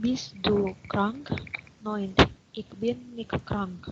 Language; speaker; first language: German; non-native, learner; Indonesian